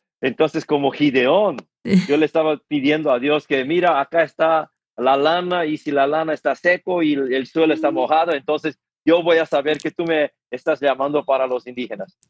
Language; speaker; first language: Spanish; non-native, fluent; Korean